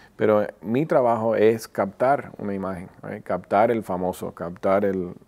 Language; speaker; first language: Spanish; early bilingual, heritage; Spanish